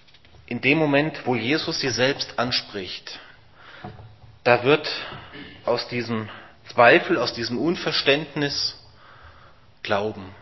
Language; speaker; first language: German; native; German